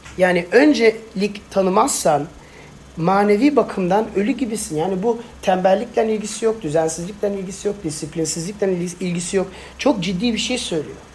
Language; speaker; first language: Turkish; non-native, fluent; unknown